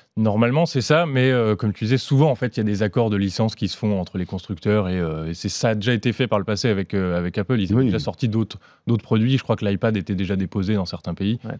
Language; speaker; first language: French; native; French